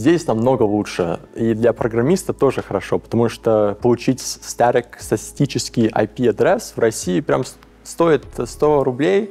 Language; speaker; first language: Russian; early bilingual, heritage; English